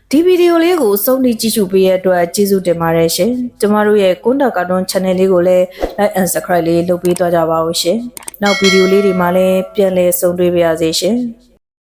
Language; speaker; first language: Burmese; native; Burmese